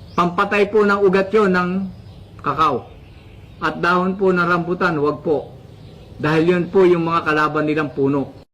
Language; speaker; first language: Filipino; non-native, local second language; Cebuano